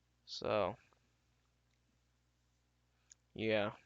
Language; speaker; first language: English; native; English